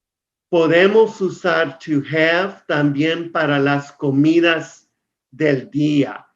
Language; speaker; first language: Spanish; non-native, fluent; English